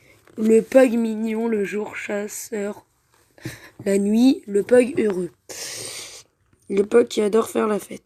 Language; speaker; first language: French; native; French